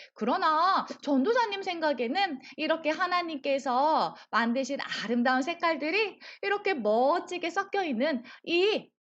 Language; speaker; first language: Korean; native; Korean